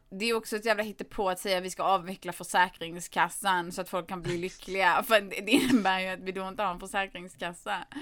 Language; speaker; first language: Swedish; native; Swedish